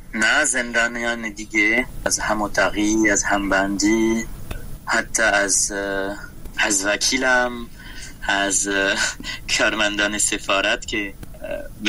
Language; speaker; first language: Persian; non-native, fluent; French